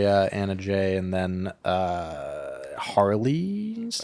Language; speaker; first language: English; native; English